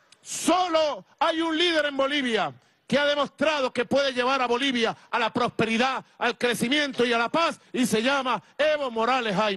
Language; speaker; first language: Spanish; native; Spanish